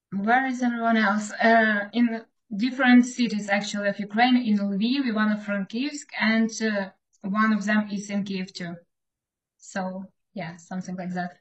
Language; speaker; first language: English; non-native, fluent; Ukrainian